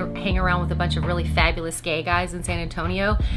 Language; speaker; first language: English; native; English